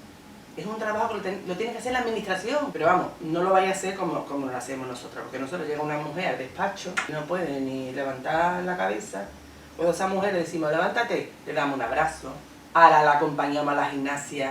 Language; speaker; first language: Spanish; native; Spanish